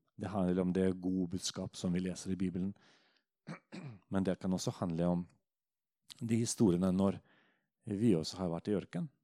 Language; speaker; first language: Norwegian; non-native, fluent; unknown